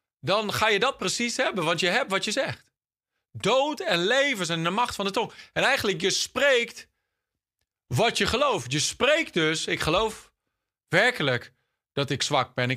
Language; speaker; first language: Dutch; non-native, fluent; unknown